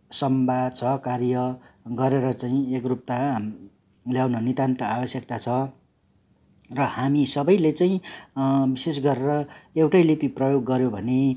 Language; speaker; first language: Nepali; non-native, local second language; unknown